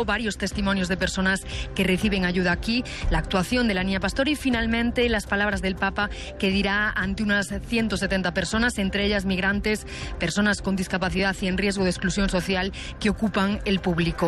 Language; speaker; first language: Spanish; native; Spanish